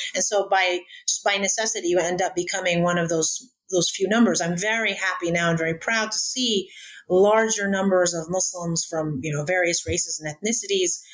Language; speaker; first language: English; native; English